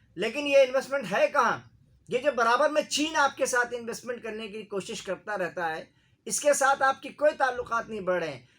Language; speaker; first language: Urdu; native; Urdu